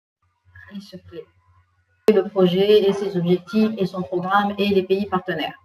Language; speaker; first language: French; non-native, local second language; Arabic